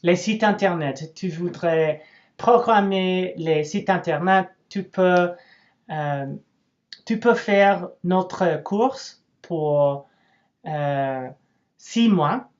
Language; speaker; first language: French; non-native, learner; English